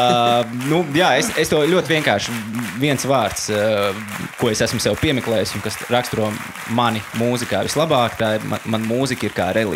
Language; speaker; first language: Latvian; native; Latvian